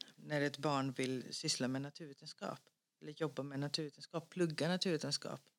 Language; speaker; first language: Swedish; early bilingual, other home language; Greek